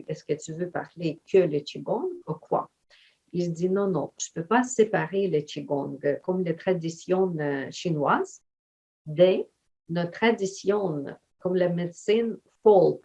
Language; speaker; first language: French; non-native, fluent; Ukrainian